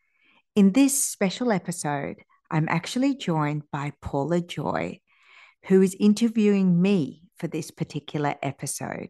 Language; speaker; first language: English; early bilingual, other home language; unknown